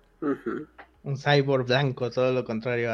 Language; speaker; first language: Spanish; native; Spanish